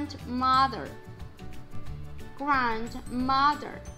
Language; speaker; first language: English; non-native, fluent; Spanish